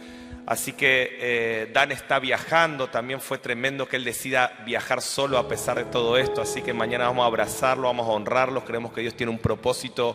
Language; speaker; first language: Spanish; native; Spanish